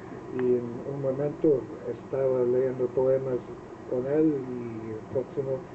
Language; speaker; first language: Spanish; non-native, fluent; Welsh